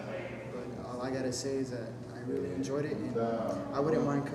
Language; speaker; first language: English; native; English